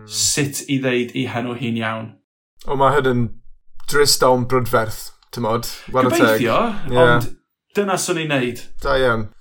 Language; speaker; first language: Welsh; non-native, local second language; English